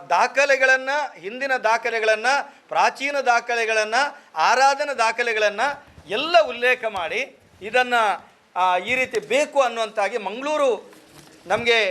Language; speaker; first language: Kannada; non-native, local second language; Tulu